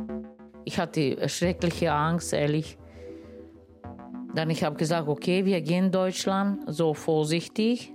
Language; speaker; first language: German; non-native, learner; Romany